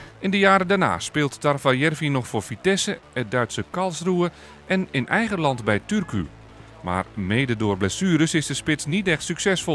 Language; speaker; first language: Dutch; native; Dutch